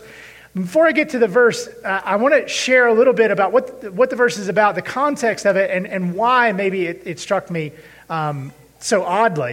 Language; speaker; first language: English; native; English